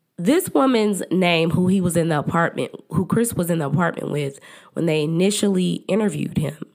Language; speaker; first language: English; native; English